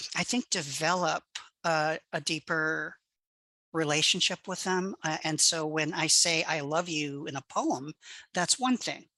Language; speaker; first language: English; early bilingual, other home language; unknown